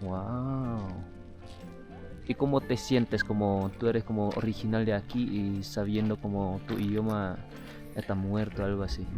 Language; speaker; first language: Spanish; non-native, fluent; Indonesian